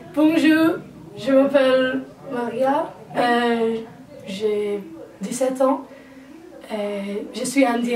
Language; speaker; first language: French; non-native, local second language; Malayalam